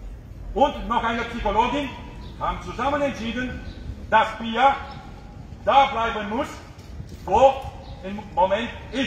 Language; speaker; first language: German; non-native, fluent; Romanian